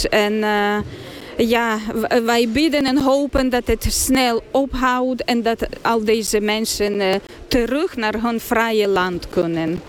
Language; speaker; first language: Dutch; non-native, fluent; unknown